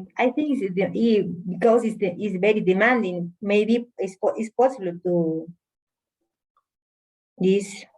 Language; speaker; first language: English; non-native, learner; Spanish